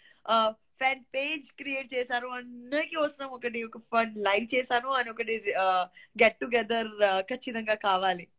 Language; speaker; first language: Telugu; non-native, learner; Gujarati